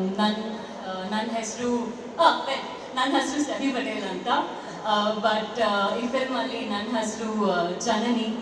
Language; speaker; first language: Kannada; non-native, learner; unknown